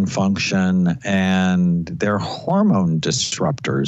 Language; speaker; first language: English; native; English